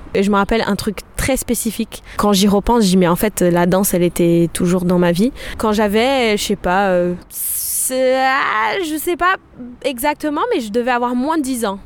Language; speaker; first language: French; non-native, fluent; Portuguese